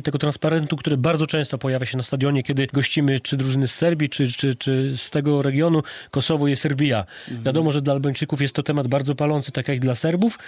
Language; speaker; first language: Polish; native; Polish